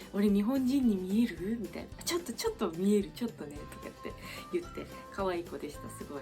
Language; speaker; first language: Japanese; native; Japanese